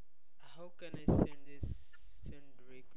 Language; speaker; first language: English; non-native, learner; Bangla